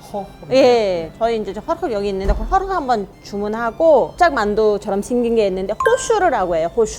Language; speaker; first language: Korean; non-native, fluent; Mongolian